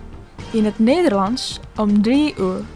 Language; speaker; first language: Dutch; non-native, learner; Indonesian